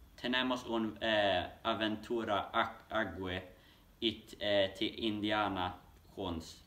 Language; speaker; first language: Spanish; non-native, learner; Swedish